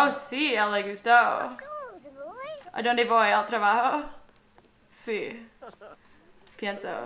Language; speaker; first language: Spanish; non-native, learner; English